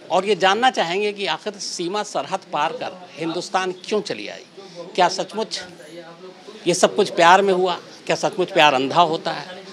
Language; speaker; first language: Hindi; native; Hindi